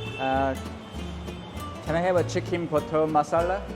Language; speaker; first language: English; non-native, learner; Korean